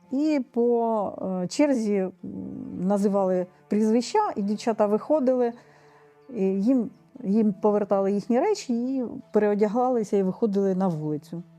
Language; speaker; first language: Ukrainian; native; Ukrainian